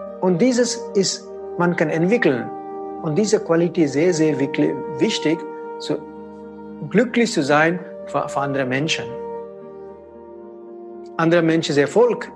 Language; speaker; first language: German; non-native, fluent; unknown